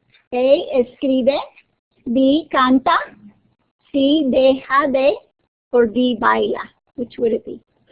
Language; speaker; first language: Spanish; non-native, fluent; English